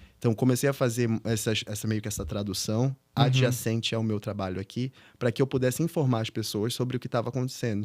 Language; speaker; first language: Portuguese; native; Portuguese